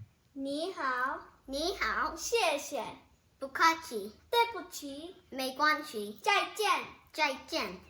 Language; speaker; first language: Chinese; non-native, learner; Korean